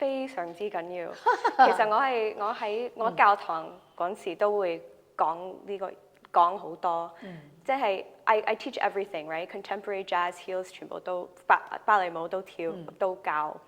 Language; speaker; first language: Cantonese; non-native, local second language; English